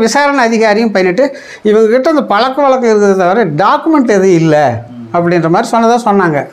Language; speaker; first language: Tamil; non-native, local second language; Kannada